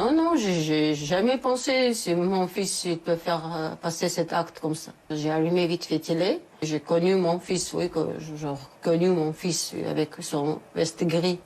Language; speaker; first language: French; non-native, learner; Chechen